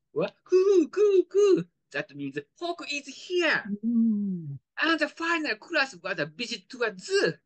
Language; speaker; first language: English; non-native, fluent; Japanese